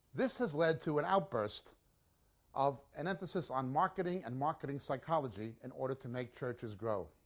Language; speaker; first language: English; native; English